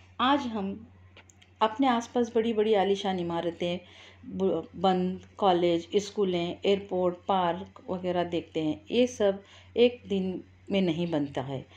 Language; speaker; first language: Urdu; native; Urdu